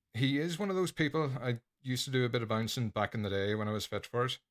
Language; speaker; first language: English; native; English